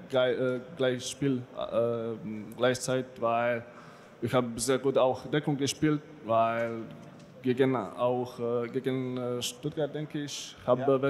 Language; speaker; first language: German; non-native, learner; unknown